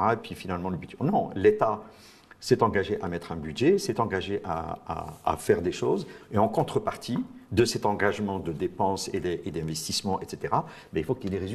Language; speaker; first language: French; non-native, local second language; Arabic